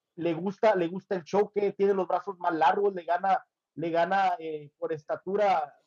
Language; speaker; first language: Spanish; native; Spanish